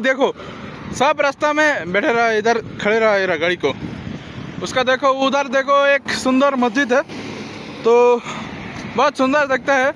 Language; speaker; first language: Hindi; non-native, learner; Bangla